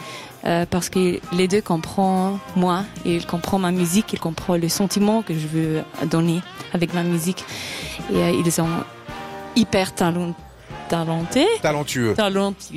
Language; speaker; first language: French; non-native, local second language; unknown